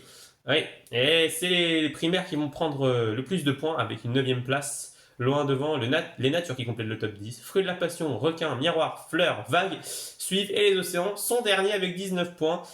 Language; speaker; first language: French; native; French